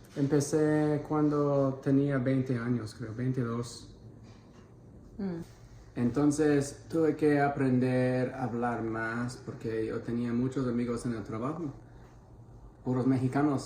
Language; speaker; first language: Spanish; non-native, fluent; English